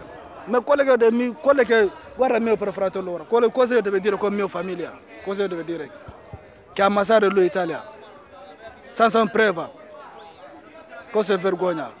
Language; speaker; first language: Italian; non-native, learner; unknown